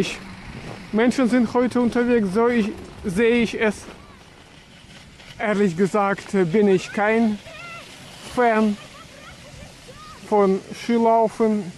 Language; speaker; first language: German; non-native, fluent; Russian